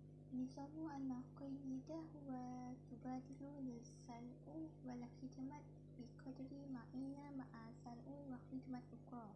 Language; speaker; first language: Arabic; non-native, learner; Malay